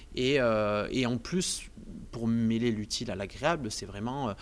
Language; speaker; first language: French; native; French